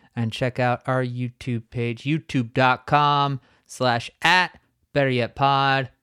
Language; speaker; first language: English; native; English